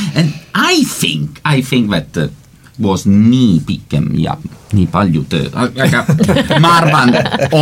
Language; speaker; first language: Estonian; non-native, learner; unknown